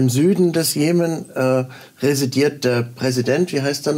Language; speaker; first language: German; native; German